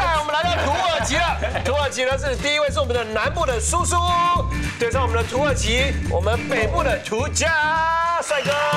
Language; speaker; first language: Chinese; native; Chinese